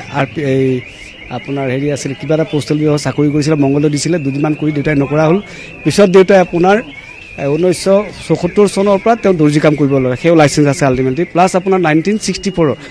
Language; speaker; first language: Assamese; native; Assamese